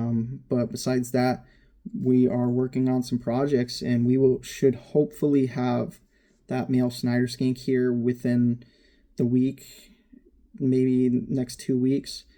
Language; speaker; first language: English; native; English